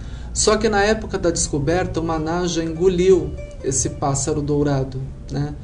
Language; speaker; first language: Portuguese; native; Portuguese